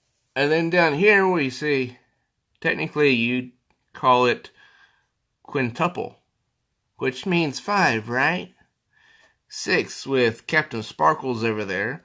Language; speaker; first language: English; native; English